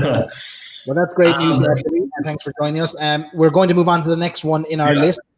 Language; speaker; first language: English; native; English